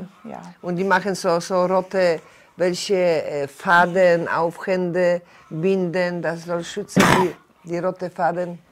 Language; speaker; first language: German; non-native, learner; Polish